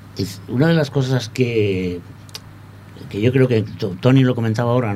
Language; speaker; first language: Spanish; non-native, local second language; Catalan